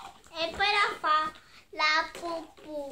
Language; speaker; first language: Italian; early bilingual, other home language; Filipino